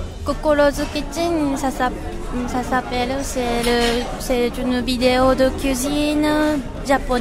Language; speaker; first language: French; non-native, learner; Japanese